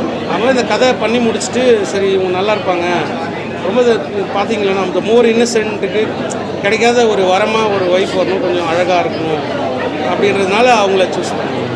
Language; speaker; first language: Tamil; native; Tamil